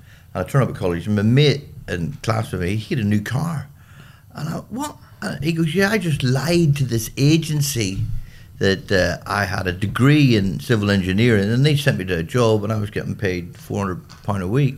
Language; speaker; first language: English; native; English